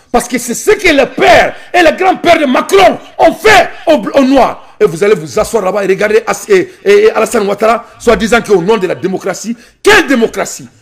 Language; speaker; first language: French; non-native, local second language; Bambara